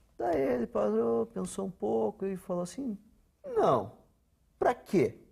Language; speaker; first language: Portuguese; non-native, local second language; Ukrainian